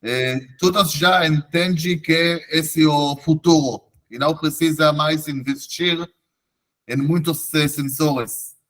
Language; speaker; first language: Portuguese; non-native, fluent; Hebrew